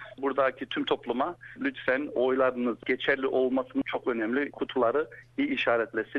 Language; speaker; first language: Turkish; early bilingual, heritage; Turkish